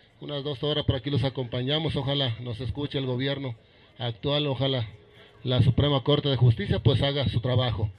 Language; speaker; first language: Spanish; non-native, local second language; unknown